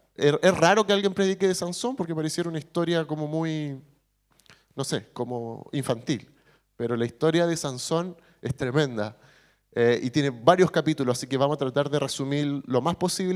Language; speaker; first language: Spanish; native; Spanish